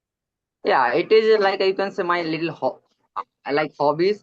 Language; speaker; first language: English; non-native, learner; Odia